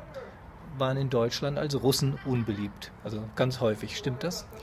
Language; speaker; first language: German; native; German